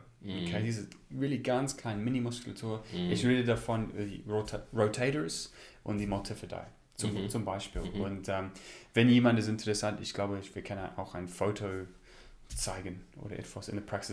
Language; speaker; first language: German; non-native, learner; English